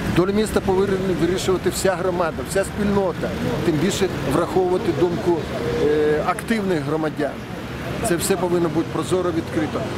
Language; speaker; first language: Ukrainian; native; Ukrainian